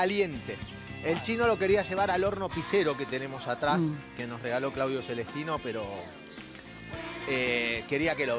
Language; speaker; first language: Spanish; native; Spanish